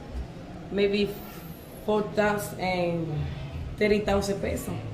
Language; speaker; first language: English; non-native, learner; Spanish